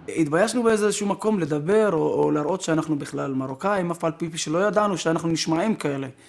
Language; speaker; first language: Hebrew; native; Hebrew